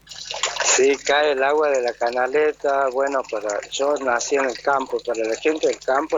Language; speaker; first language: Spanish; native; Spanish